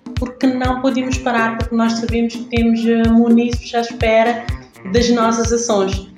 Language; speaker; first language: Portuguese; non-native, local second language; Kabuverdianu